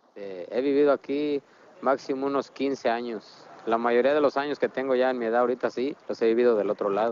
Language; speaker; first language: Spanish; native; Spanish